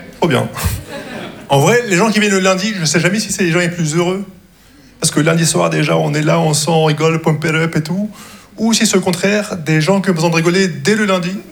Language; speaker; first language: French; non-native, local second language; Arabic